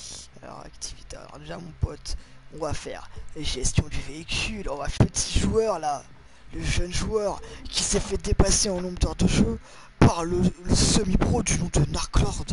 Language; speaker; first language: French; native; French